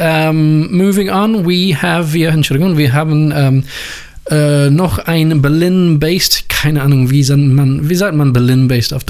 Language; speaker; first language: German; non-native, learner; English